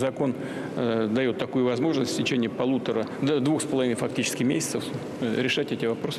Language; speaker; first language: Russian; native; Russian